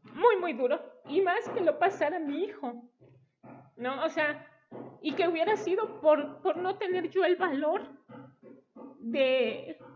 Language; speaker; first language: Spanish; native; Spanish